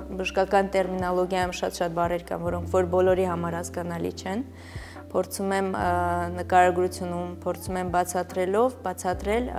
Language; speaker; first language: Armenian; native; Armenian